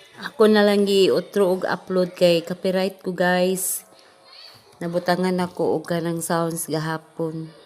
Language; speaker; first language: Filipino; non-native, local second language; Cebuano